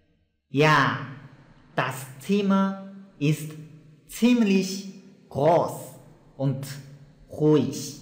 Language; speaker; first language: German; non-native, fluent; Chinese